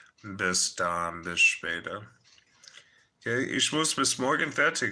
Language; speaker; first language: German; non-native, fluent; English